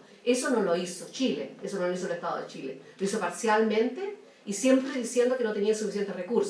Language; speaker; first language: Spanish; native; Spanish